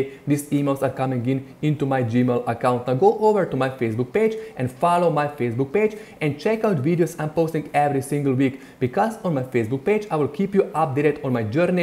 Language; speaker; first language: English; non-native, fluent; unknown